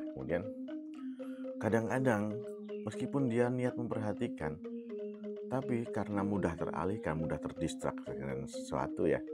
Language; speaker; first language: Indonesian; native; Indonesian